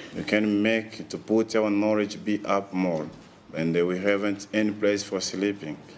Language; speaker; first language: English; non-native, learner; Portuguese